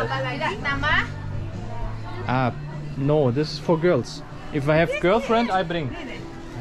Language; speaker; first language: English; non-native, fluent; German